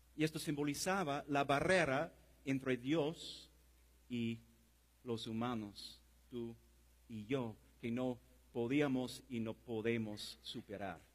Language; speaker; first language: Spanish; non-native, fluent; English